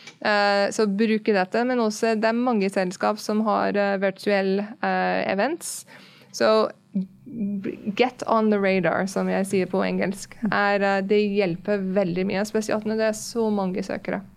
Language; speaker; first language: Norwegian; non-native, fluent; English